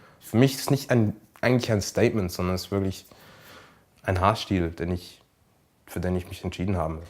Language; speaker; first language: German; native; German